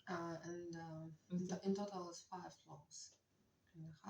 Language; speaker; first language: English; non-native, learner; Russian